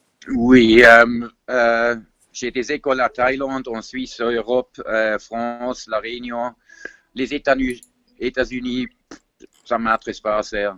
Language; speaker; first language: French; non-native, fluent; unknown